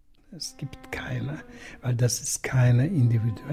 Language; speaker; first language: German; non-native, fluent; Russian